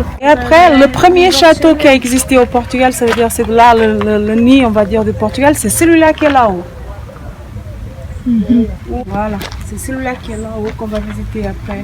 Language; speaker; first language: French; non-native, fluent; Portuguese